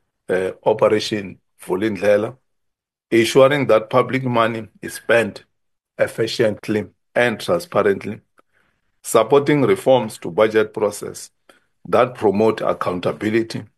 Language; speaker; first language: English; non-native, local second language; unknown